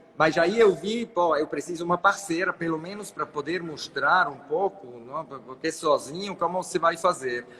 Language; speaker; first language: Portuguese; non-native, fluent; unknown